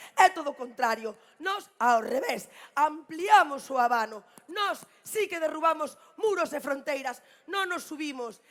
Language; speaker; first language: Galician; native; Galician